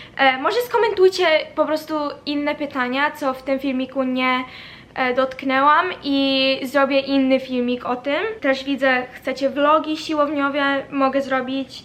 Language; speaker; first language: Polish; early bilingual, heritage; Polish